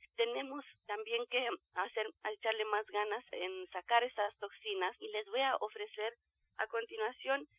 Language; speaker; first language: Spanish; non-native, fluent; Romanian